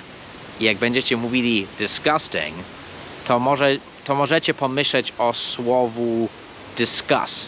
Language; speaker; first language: Polish; non-native, fluent; English